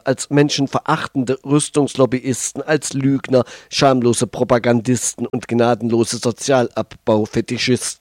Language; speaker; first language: German; native; German